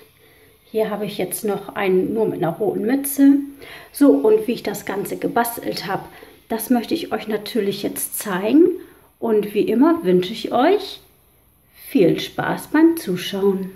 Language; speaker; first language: German; native; German